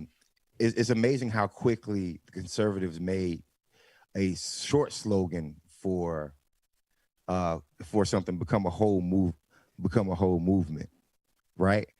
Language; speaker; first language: English; native; English